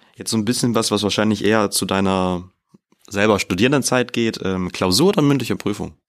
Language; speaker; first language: German; native; German